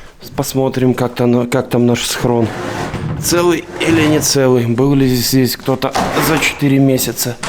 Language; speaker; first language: Russian; native; Russian